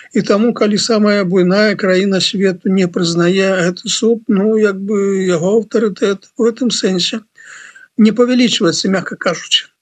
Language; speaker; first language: Belarusian; non-native, local second language; Russian